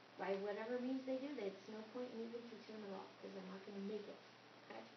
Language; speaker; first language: English; native; English